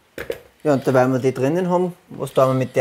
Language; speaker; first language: German; native; German